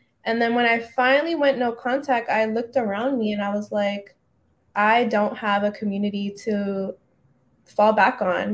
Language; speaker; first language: English; native; English